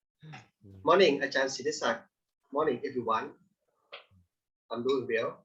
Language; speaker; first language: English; non-native, fluent; Thai